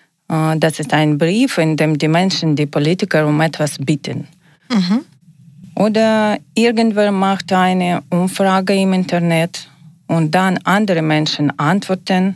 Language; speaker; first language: German; non-native, learner; Ukrainian